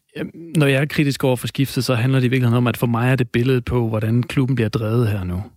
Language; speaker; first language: Danish; native; Danish